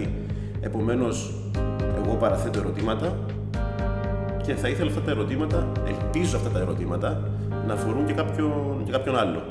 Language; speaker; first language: Greek; native; Greek